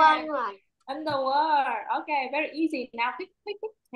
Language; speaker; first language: English; non-native, fluent; Vietnamese